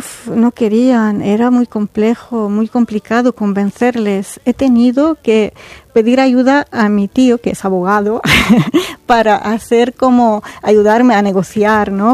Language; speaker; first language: Spanish; non-native, fluent; Arabic